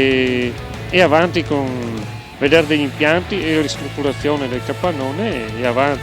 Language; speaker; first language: Italian; native; Italian